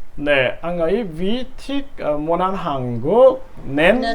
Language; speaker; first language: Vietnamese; non-native, learner; Korean